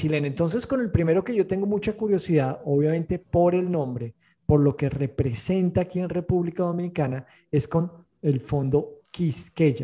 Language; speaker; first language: Spanish; native; Spanish